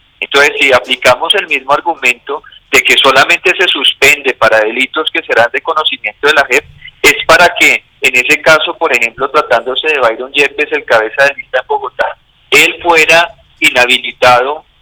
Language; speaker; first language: Spanish; native; Spanish